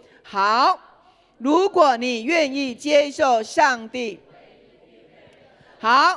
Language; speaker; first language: Chinese; native; Chinese